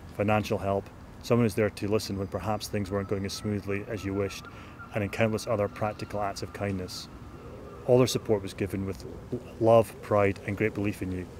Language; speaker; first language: English; native; English